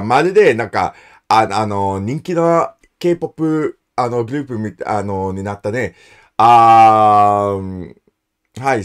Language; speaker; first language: Japanese; non-native, learner; English